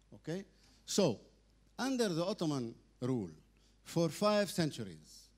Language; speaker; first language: English; non-native, fluent; Arabic